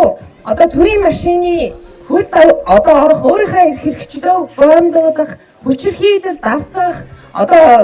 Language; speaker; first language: Mongolian; native; Mongolian